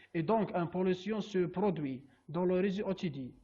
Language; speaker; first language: French; non-native, local second language; Arabic